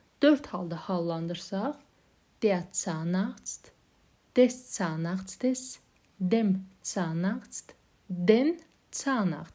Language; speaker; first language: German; non-native, fluent; Azerbaijani